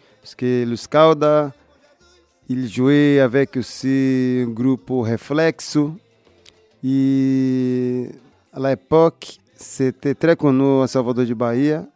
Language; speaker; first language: French; non-native, learner; Portuguese